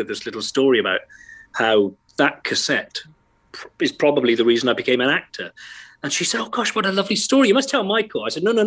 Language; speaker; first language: English; native; English